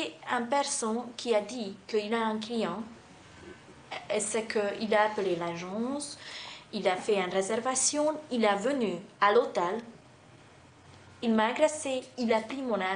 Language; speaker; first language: French; non-native, fluent; Russian